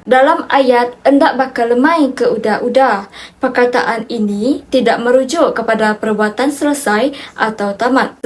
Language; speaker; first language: Malay; non-native, local second language; Iban